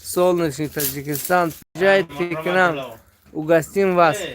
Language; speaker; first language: Russian; non-native, local second language; Tajik